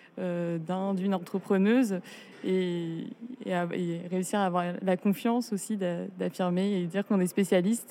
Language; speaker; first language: French; native; French